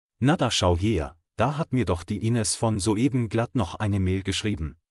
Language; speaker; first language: German; native; German